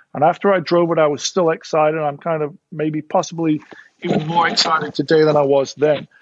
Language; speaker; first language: English; native; English